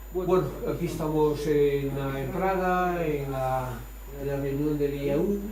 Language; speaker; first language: Spanish; native; Spanish